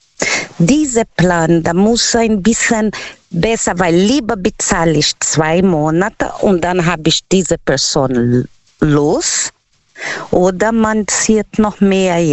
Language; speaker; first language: German; non-native, learner; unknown